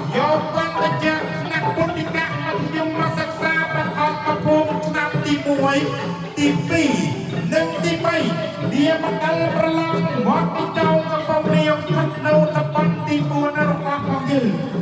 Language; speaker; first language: Khmer; native; Khmer